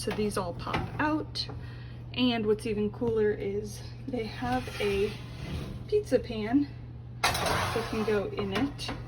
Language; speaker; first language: English; native; English